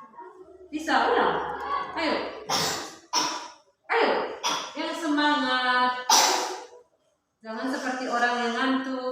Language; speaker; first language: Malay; non-native, local second language; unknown